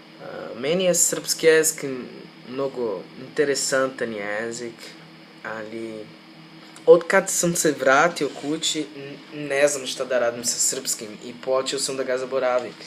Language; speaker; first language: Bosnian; non-native, fluent; Portuguese